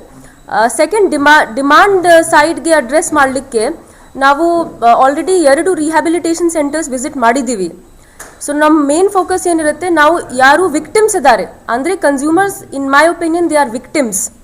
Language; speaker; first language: Kannada; non-native, fluent; Hindi